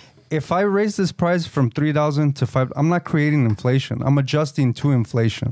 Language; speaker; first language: English; early bilingual, other home language; Spanish